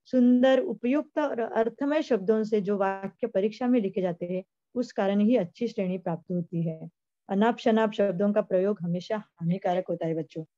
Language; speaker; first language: Hindi; non-native, local second language; Marathi